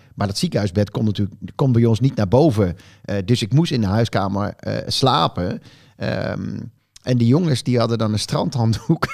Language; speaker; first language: Dutch; native; Dutch